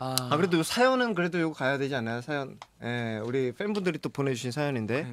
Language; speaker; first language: Korean; native; Korean